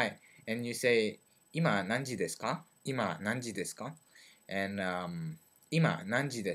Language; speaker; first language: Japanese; non-native, learner; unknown